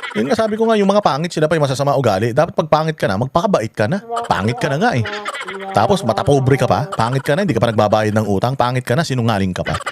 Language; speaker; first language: Filipino; native; Filipino